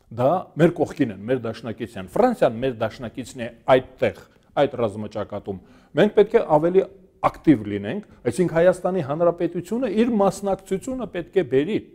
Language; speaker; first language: Armenian; native; Armenian